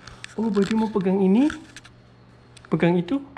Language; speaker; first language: Indonesian; native; Indonesian